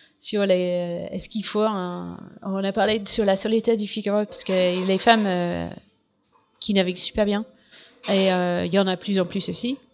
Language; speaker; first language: French; non-native, fluent; English